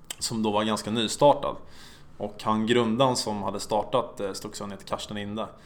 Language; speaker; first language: Swedish; native; Swedish